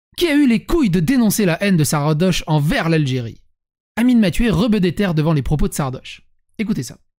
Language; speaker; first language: French; native; French